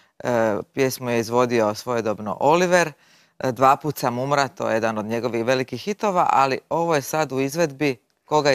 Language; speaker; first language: Croatian; native; Croatian